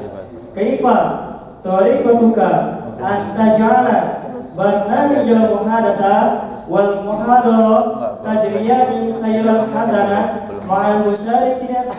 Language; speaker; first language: Arabic; non-native, learner; Indonesian